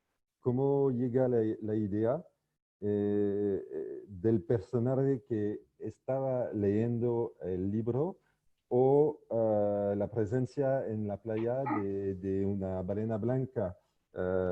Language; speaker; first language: Spanish; non-native, fluent; French